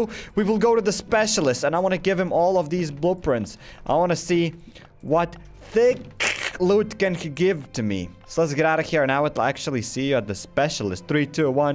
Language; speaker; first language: English; non-native, fluent; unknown